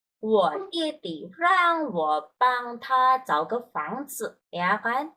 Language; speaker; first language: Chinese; non-native, fluent; Indonesian